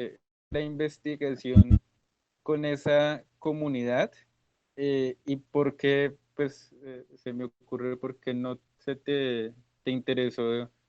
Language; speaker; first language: Spanish; native; Spanish